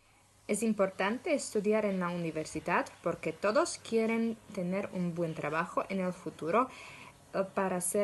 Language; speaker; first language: Spanish; non-native, learner; Slovak